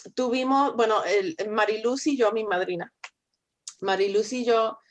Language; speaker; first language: Spanish; early bilingual, heritage; Spanish